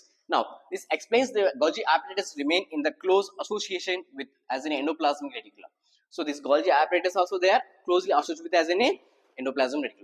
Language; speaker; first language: English; non-native, local second language; Telugu